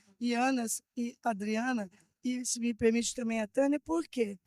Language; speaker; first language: Portuguese; native; Portuguese